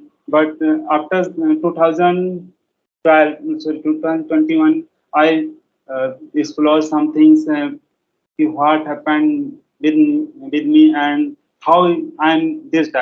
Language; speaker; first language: English; non-native, learner; Hindi